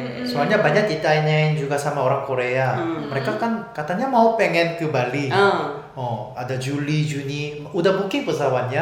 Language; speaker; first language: Indonesian; non-native, fluent; Korean